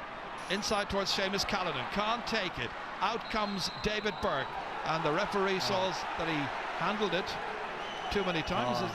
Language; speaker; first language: English; native; English